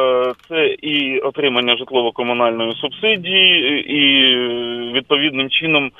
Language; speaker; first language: Ukrainian; native; Ukrainian